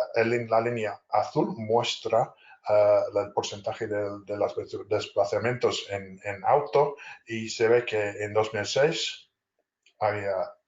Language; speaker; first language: Spanish; non-native, fluent; English